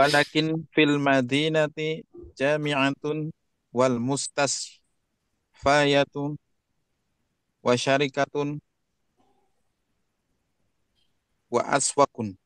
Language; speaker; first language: Arabic; non-native, learner; Indonesian